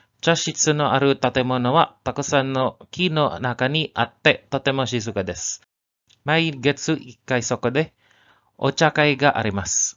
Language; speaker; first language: Japanese; non-native, learner; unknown